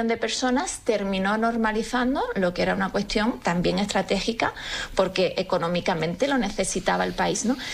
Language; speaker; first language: Spanish; native; Spanish